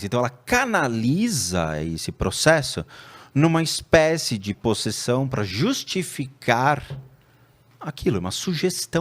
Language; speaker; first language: Portuguese; native; Portuguese